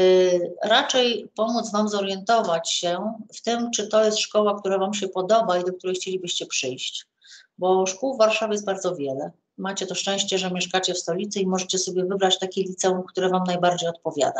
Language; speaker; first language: Polish; native; Polish